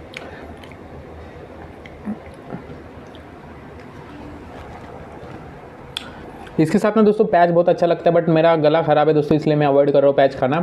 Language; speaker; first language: Hindi; non-native, local second language; Marathi